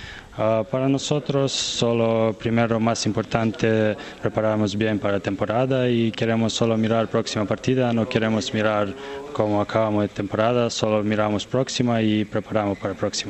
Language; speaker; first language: Spanish; non-native, learner; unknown